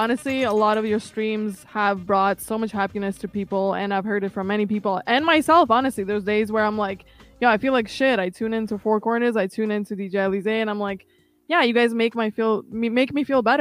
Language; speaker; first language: English; non-native, fluent; Kazakh